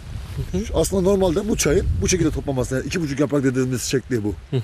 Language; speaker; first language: Turkish; native; Turkish